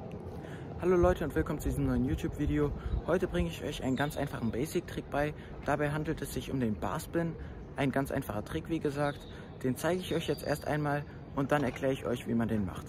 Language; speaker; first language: German; native; German